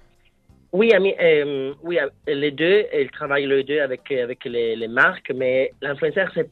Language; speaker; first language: French; non-native, fluent; Italian